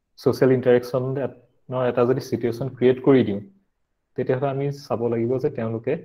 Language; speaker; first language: Assamese; native; Assamese